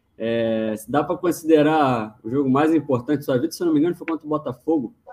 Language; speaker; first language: Portuguese; native; Portuguese